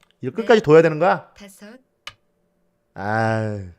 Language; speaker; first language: Korean; native; Korean